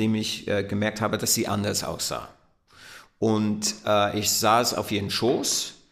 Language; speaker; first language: German; non-native, fluent; English